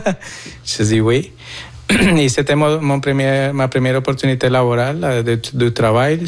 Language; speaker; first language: French; non-native, fluent; Spanish